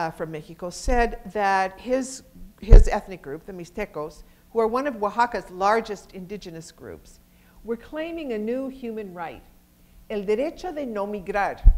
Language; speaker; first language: English; native; English